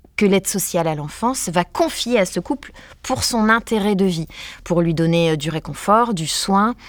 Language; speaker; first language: French; native; French